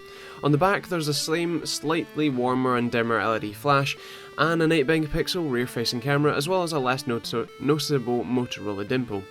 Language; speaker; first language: English; native; English